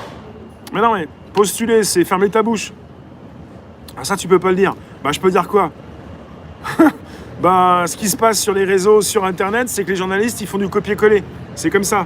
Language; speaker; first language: French; native; French